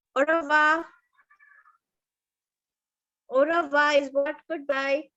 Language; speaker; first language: French; non-native, fluent; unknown